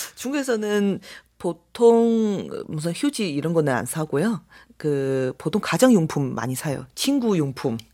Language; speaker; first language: Korean; non-native, fluent; Chinese